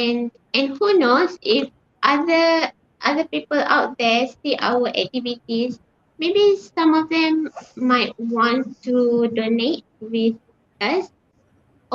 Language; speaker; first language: English; non-native, fluent; Malay